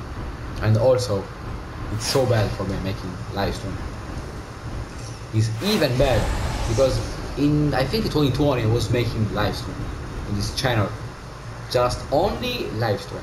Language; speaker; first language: English; non-native, learner; Italian